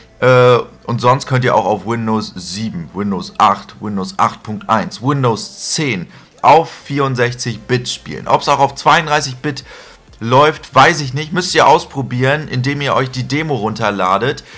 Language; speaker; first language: German; native; German